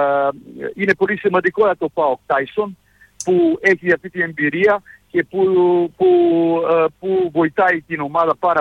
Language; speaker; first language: Greek; non-native, fluent; Serbian